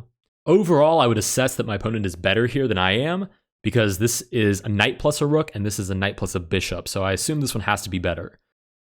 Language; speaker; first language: English; native; English